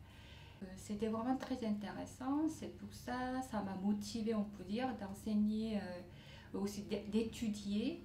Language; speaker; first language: French; non-native, fluent; Korean